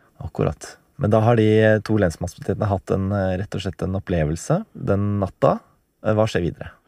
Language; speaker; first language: Norwegian; native; Norwegian